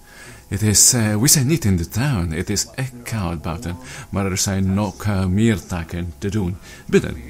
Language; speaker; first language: Dutch; non-native, learner; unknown